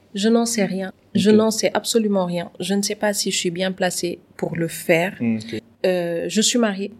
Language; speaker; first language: French; non-native, local second language; Wolof